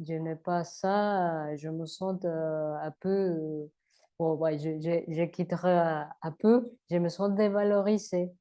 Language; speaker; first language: French; non-native, learner; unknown